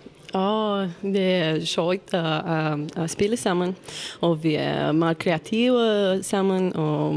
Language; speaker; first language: Danish; non-native, learner; Romanian